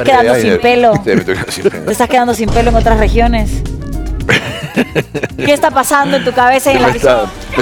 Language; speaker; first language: Spanish; native; Spanish